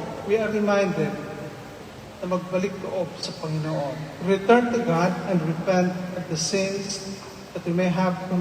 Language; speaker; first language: English; non-native, local second language; Filipino